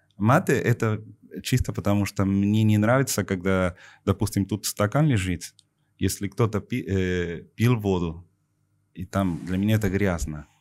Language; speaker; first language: Russian; non-native, fluent; Spanish